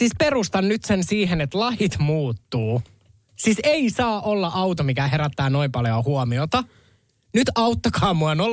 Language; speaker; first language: Finnish; native; Finnish